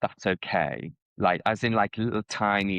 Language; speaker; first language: English; native; English